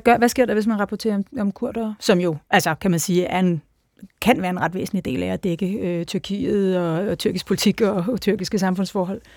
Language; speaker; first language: Danish; native; Danish